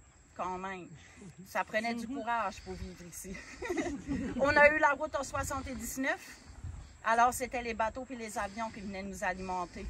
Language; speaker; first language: French; native; French